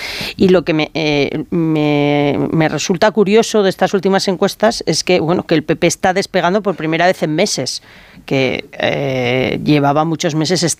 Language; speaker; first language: Spanish; native; Spanish